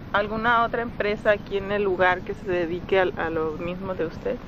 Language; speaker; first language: Spanish; native; Spanish